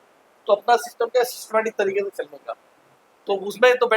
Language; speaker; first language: Hindi; native; Hindi